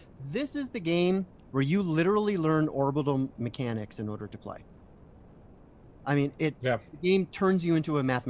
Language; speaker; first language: English; native; English